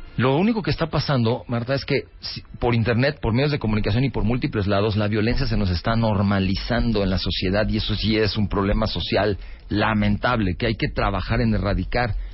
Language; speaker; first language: Spanish; native; Spanish